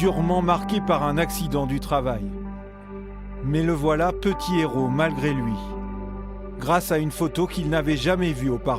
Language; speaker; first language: French; native; French